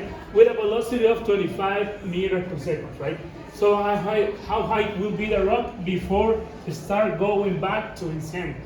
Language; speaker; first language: English; non-native, fluent; Spanish